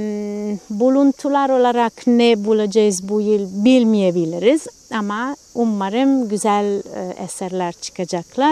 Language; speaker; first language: Turkish; non-native, fluent; Italian